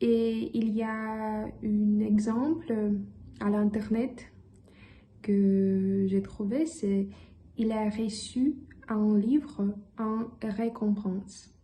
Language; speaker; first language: French; non-native, learner; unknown